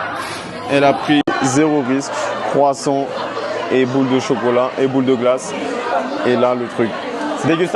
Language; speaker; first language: French; native; French